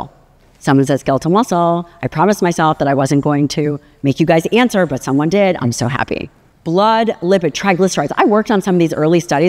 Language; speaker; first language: English; native; English